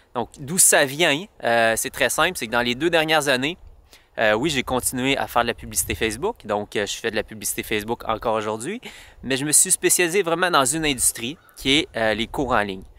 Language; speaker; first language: French; native; French